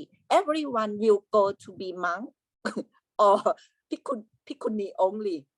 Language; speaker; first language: English; non-native, learner; Thai